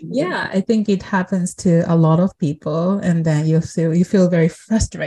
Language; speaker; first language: English; non-native, fluent; Japanese